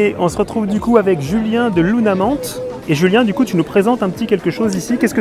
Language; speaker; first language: French; native; French